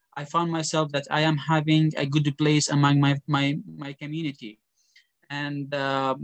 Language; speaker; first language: English; non-native, fluent; Arabic